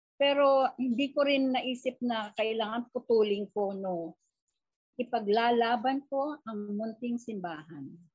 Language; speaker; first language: Filipino; non-native, local second language; Cebuano